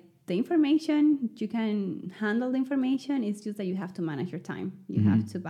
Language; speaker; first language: English; non-native, fluent; Spanish